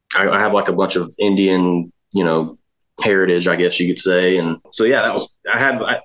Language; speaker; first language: English; native; English